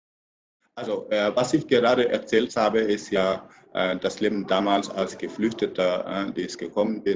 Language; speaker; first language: German; non-native, fluent; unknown